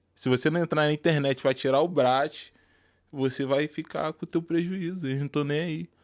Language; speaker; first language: Portuguese; native; Portuguese